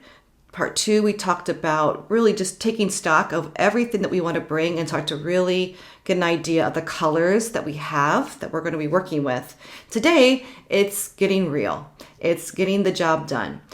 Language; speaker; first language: English; native; English